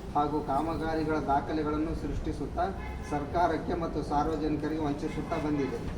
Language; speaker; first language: Kannada; native; Kannada